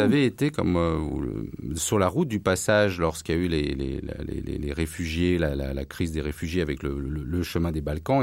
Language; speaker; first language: French; native; French